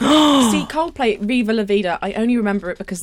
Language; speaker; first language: English; native; English